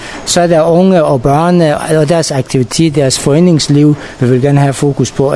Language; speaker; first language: Danish; non-native, fluent; Persian